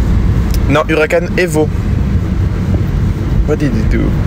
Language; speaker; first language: English; non-native, learner; French